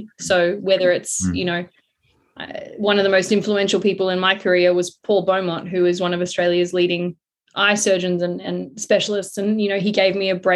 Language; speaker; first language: English; native; English